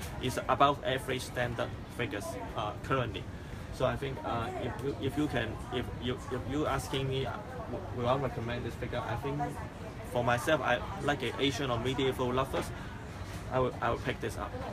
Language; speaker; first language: English; non-native, local second language; Cantonese